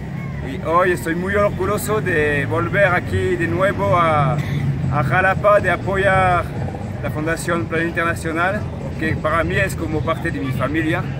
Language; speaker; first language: Spanish; non-native, fluent; French